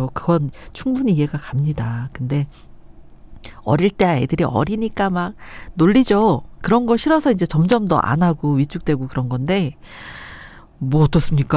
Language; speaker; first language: Korean; native; Korean